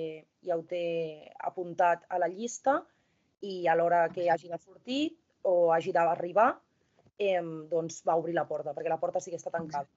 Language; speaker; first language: Catalan; native; Catalan